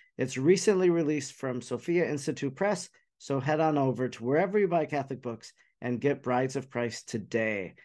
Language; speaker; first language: English; native; English